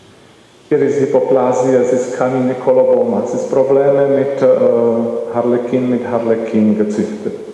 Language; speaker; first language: German; non-native, learner; Czech